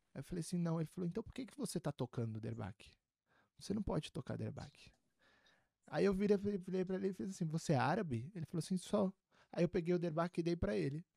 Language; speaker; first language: Portuguese; native; Portuguese